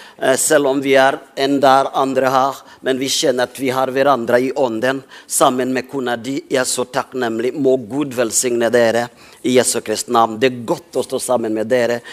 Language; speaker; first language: Norwegian; non-native, fluent; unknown